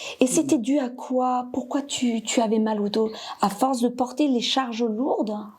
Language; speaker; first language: French; native; French